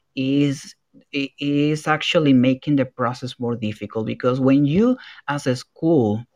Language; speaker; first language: English; non-native, fluent; Spanish